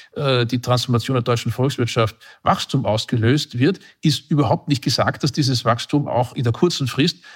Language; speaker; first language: German; native; German